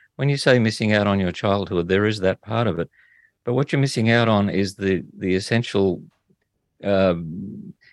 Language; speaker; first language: English; native; English